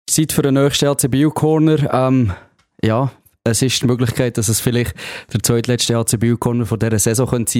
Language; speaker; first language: German; native; German